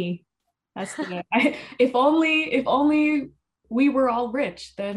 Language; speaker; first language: English; native; English